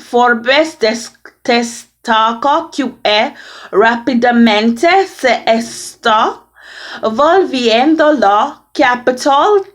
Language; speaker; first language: Spanish; non-native, learner; English